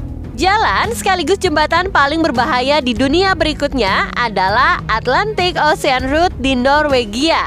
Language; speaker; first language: Indonesian; native; Indonesian